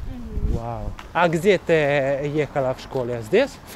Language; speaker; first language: Russian; non-native, learner; Italian